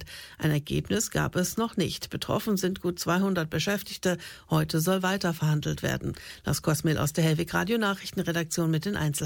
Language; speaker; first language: German; native; German